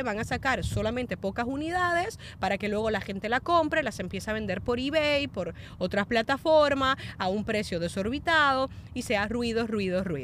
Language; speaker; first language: Spanish; native; Spanish